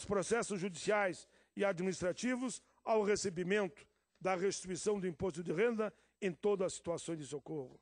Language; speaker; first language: Portuguese; native; Portuguese